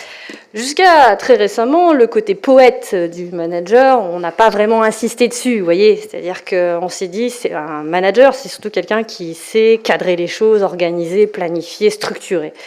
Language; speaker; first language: French; native; French